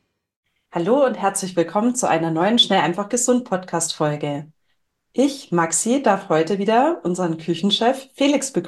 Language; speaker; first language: German; native; German